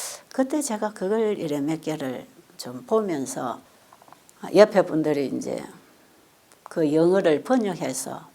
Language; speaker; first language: Korean; native; Korean